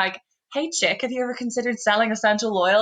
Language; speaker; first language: English; native; English